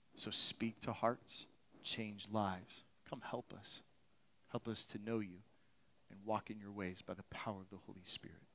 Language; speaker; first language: English; native; English